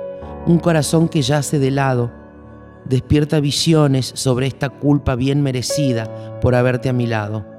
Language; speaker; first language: Spanish; native; Spanish